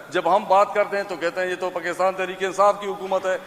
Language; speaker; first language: Hindi; non-native, local second language; Pashto